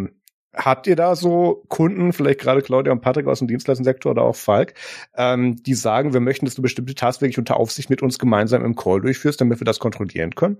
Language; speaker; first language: German; native; German